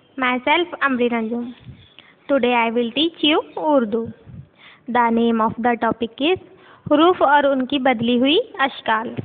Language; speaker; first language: Hindi; native; Hindi